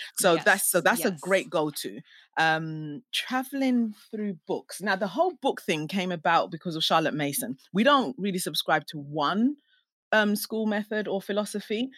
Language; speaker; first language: English; non-native, local second language; Akan